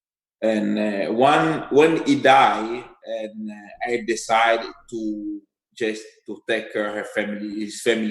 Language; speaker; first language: English; non-native, learner; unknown